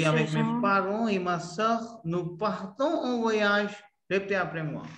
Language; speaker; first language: French; non-native, fluent; Hindi